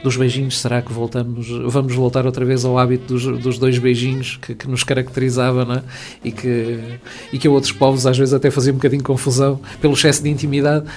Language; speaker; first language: Portuguese; native; Portuguese